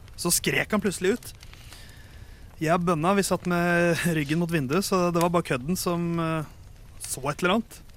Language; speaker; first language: Norwegian; native; Norwegian